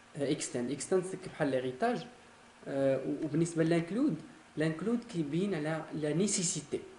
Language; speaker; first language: Arabic; native; Arabic